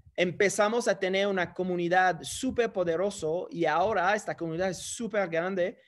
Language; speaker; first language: Spanish; non-native, fluent; English